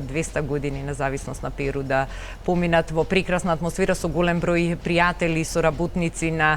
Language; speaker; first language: Macedonian; native; Macedonian